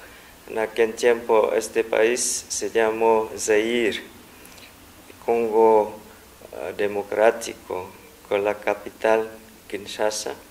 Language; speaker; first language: Spanish; non-native, fluent; Vietnamese